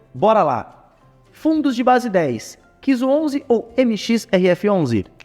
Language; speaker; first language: Portuguese; native; Portuguese